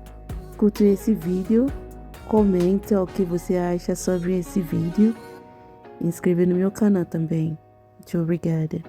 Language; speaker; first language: Portuguese; non-native, learner; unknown